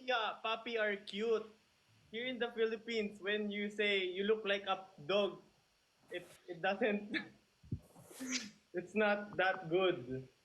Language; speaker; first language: English; non-native, local second language; Filipino